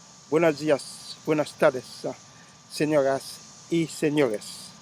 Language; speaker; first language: Spanish; non-native, learner; Haitian Creole